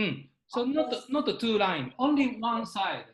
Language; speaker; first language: English; non-native, learner; Japanese